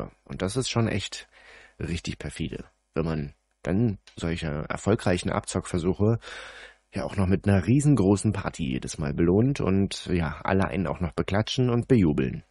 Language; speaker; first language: German; native; German